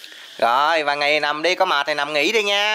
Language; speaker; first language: Vietnamese; native; Vietnamese